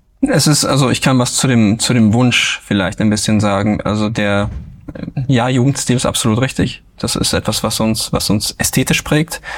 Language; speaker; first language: German; native; German